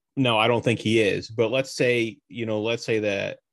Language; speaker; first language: English; early bilingual, other home language; Spanish